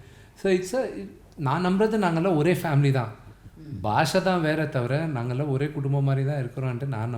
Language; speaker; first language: Tamil; non-native, local second language; Telugu